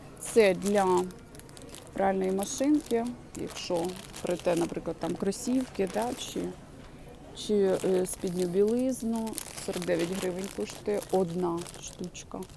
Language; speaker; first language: Ukrainian; non-native, local second language; Russian